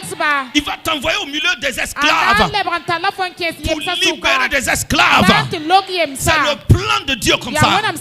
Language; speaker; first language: French; non-native, local second language; Mossi